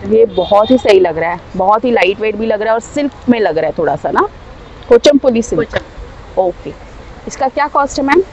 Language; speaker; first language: Hindi; non-native, local second language; Marathi